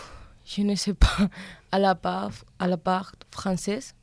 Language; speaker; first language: French; non-native, learner; Spanish